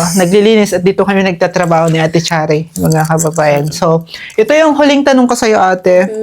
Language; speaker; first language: Filipino; native; Filipino